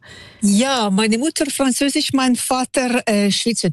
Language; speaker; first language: German; non-native, local second language; French